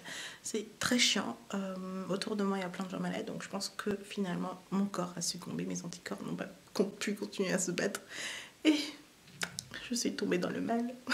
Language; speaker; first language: French; native; French